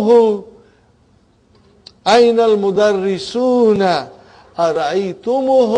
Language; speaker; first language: Arabic; non-native, fluent; English